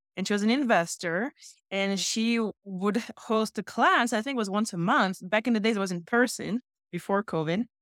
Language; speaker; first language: English; non-native, fluent; French